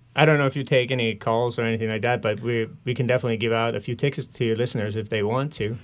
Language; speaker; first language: English; non-native, fluent; Swedish